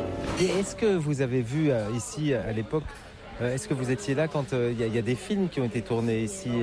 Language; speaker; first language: French; native; French